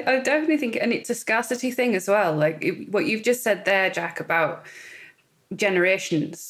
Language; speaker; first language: English; native; English